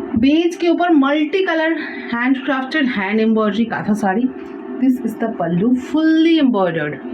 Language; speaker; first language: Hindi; non-native, local second language; Bangla